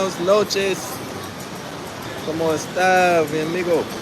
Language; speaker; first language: Spanish; non-native, learner; English